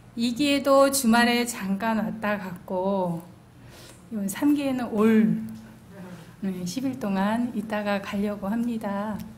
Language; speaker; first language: Korean; native; Korean